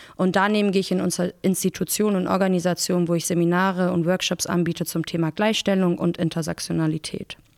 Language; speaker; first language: German; early bilingual, other home language; Persian